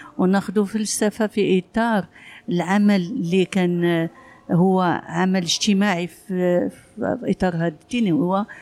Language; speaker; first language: Arabic; native; Arabic